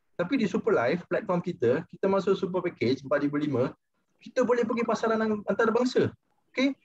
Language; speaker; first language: Malay; non-native, local second language; Tamil